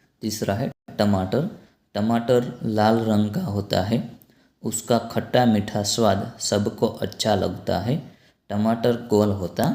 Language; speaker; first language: Hindi; non-native, local second language; Gujarati